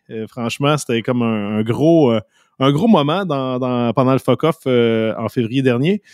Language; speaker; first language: French; native; French